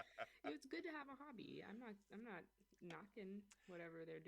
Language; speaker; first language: English; native; English